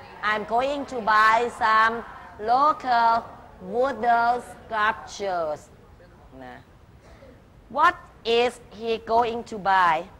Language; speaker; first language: English; non-native, fluent; Thai